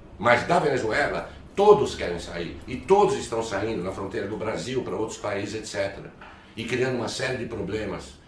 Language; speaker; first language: Portuguese; native; Portuguese